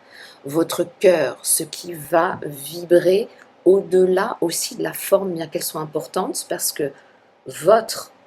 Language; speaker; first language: French; native; French